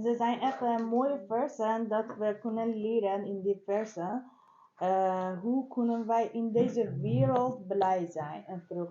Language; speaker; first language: Dutch; non-native, learner; Persian